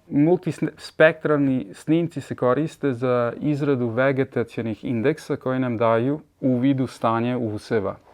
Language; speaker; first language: Serbian; early bilingual, heritage; Serbian